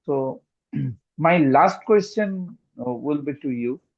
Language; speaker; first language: English; non-native, local second language; Bangla